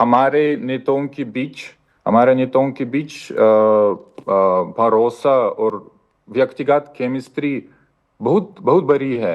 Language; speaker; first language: Hindi; non-native, fluent; Russian